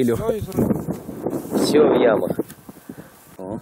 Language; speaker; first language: Russian; native; Russian